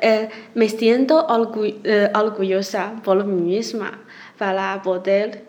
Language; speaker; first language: Spanish; non-native, learner; Chinese